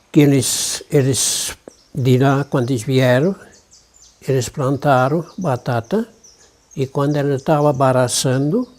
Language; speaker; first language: Portuguese; non-native, local second language; German